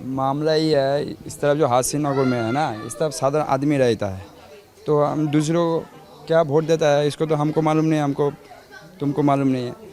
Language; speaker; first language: Hindi; non-native, local second language; Bangla